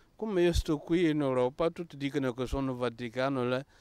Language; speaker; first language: Italian; non-native, fluent; Mossi